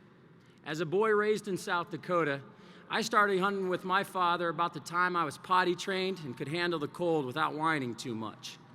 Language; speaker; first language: English; native; English